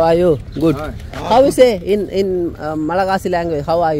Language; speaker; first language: English; non-native, learner; Tamil